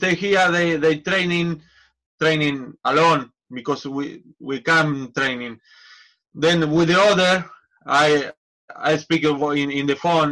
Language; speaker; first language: English; non-native, learner; Spanish